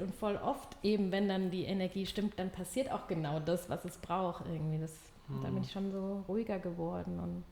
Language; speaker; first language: German; native; German